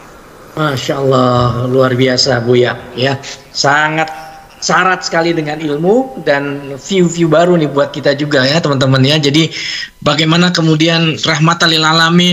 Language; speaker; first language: Indonesian; native; Indonesian